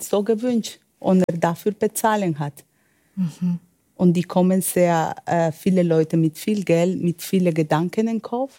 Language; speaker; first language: German; non-native, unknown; Spanish